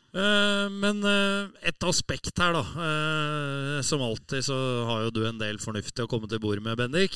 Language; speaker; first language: Norwegian; native; Norwegian